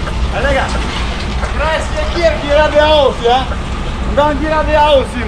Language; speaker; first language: German; non-native, learner; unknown